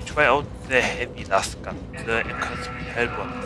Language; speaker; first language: English; non-native, fluent; German